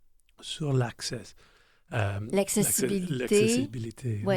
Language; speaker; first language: French; non-native, local second language; English